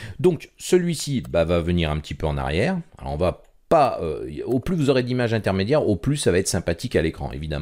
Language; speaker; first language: French; native; French